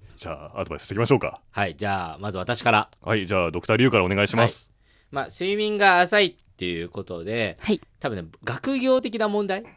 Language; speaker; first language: Japanese; native; Japanese